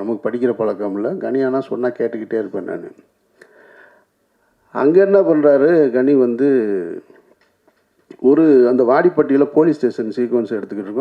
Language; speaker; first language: Tamil; native; Tamil